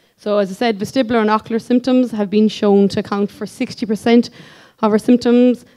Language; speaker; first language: English; native; English